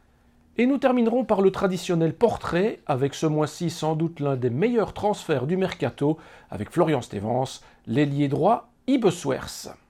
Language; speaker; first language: French; native; French